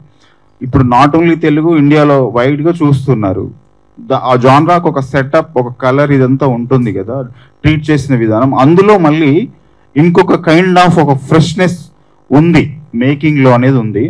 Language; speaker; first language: Telugu; native; Telugu